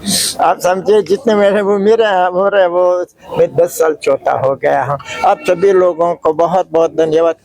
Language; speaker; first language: Hindi; non-native, fluent; Uzbek